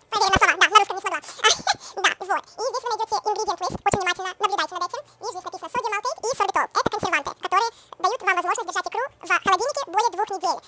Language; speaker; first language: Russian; early bilingual, heritage; Russian